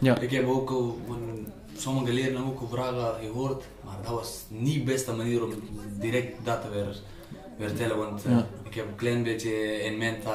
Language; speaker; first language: Dutch; non-native, learner; Pashto